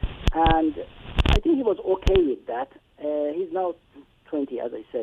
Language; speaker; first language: English; non-native, fluent; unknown